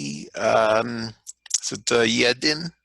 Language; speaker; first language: Russian; non-native, learner; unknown